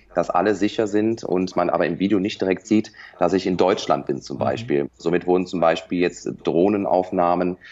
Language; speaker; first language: German; native; German